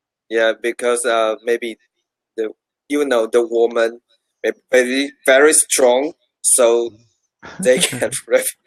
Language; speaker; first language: English; non-native, learner; Chinese